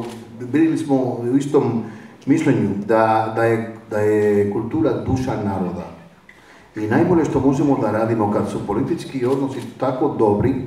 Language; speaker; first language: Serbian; non-native, fluent; Spanish